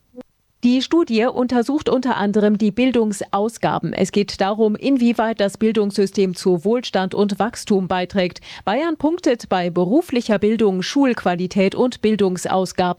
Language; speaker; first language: German; native; German